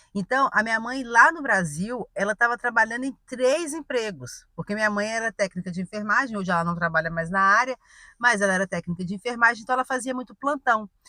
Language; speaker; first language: Portuguese; native; Portuguese